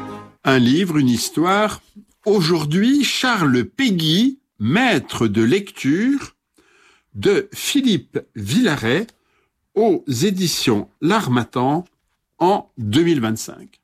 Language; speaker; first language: French; native; French